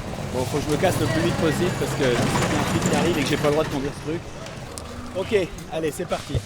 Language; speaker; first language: French; native; French